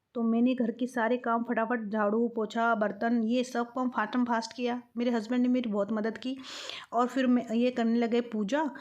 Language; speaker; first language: Hindi; non-native, local second language; Bangla